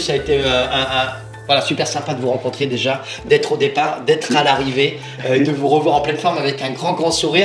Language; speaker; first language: French; native; French